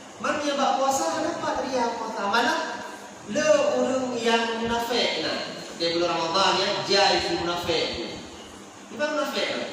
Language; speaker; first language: Malay; non-native, local second language; Achinese